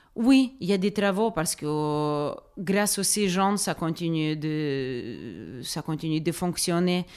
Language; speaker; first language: French; non-native, fluent; Ukrainian